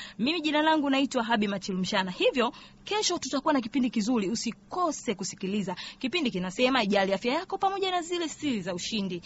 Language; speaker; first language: Swahili; native; Swahili